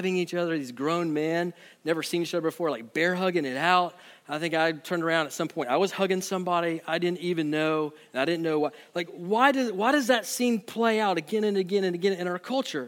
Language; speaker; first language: English; native; English